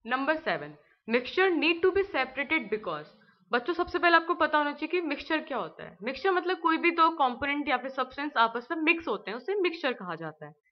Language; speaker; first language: Hindi; native; Hindi